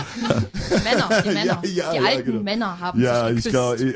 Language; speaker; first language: German; native; German